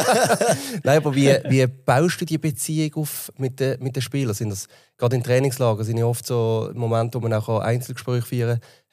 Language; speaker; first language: German; native; German